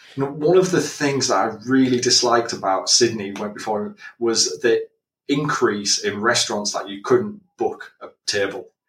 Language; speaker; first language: English; native; English